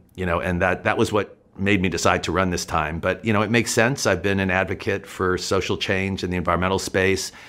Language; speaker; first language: English; native; English